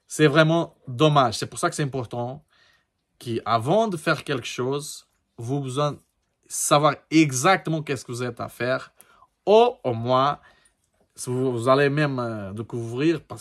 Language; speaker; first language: French; non-native, learner; Portuguese